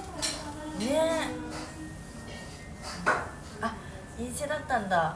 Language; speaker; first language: Japanese; native; Japanese